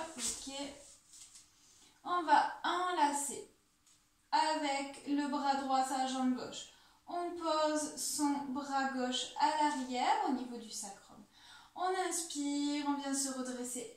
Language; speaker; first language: French; native; French